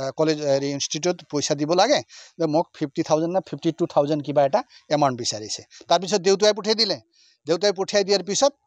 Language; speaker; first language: Assamese; non-native, local second language; Nepali